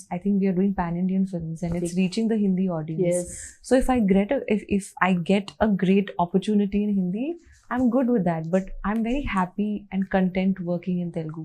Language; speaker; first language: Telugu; non-native, learner; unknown